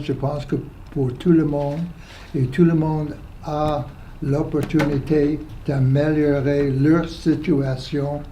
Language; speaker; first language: French; non-native, fluent; English